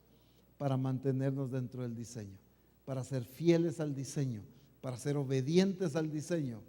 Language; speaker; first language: Spanish; native; Spanish